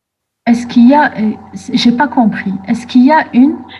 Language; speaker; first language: French; non-native, local second language; Arabic